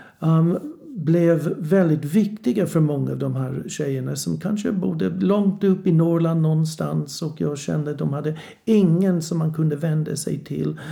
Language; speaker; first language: Swedish; non-native, fluent; English